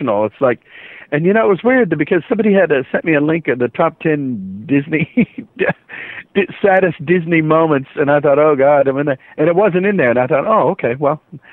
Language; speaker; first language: English; native; English